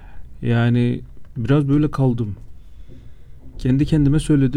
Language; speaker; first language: Turkish; non-native, fluent; Azerbaijani